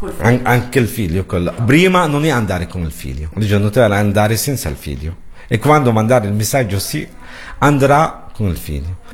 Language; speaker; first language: Italian; non-native, learner; Arabic